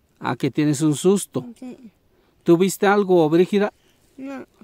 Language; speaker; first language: Spanish; native; Spanish